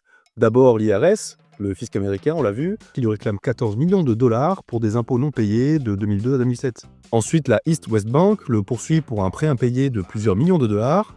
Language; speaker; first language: French; native; French